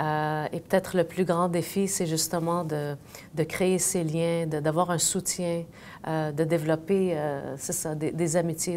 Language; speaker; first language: French; native; French